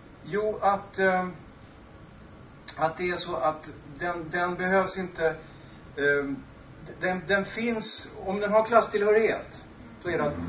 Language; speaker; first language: Swedish; native; Swedish